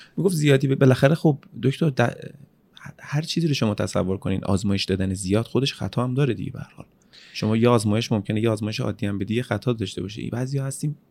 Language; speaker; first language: Persian; native; Persian